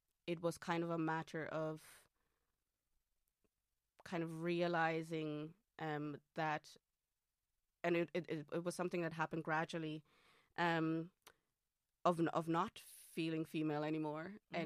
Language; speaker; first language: English; non-native, fluent; German